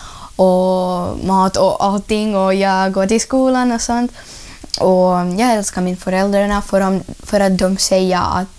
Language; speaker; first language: Swedish; non-native, learner; Ukrainian